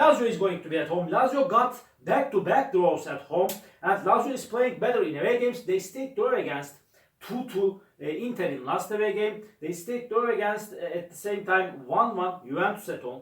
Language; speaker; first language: English; non-native, learner; Turkish